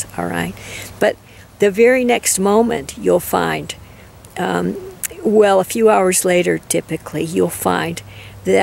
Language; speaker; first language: English; native; English